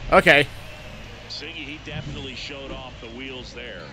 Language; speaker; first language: English; native; English